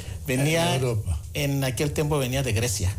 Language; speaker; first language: Spanish; non-native, fluent; Greek